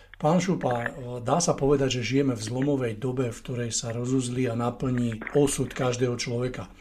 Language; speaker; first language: Slovak; native; Slovak